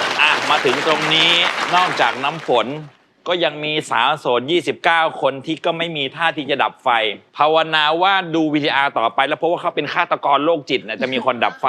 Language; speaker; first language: Thai; native; Thai